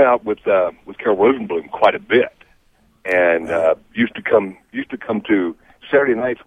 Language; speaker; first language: English; native; English